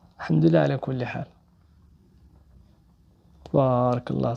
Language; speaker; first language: Arabic; native; Arabic